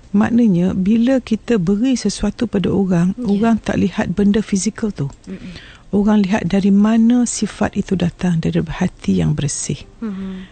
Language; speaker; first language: Malay; native; Malay